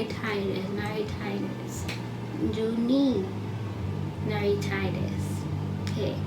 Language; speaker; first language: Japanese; non-native, learner; English